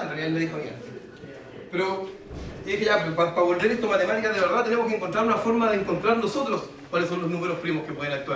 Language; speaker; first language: Spanish; native; Spanish